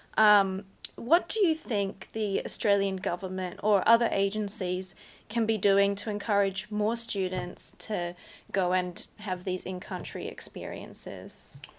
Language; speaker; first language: English; native; English